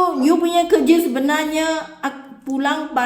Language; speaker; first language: Indonesian; non-native, learner; Filipino